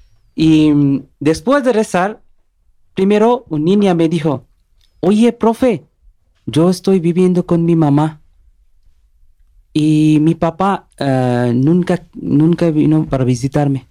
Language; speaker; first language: Spanish; non-native, learner; Bangla